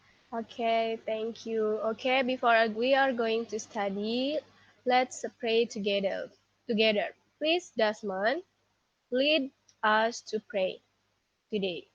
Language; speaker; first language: English; non-native, learner; Indonesian